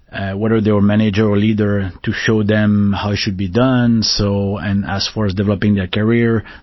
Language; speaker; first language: English; non-native, fluent; French